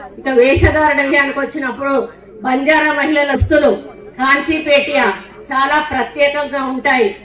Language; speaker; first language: Telugu; native; Telugu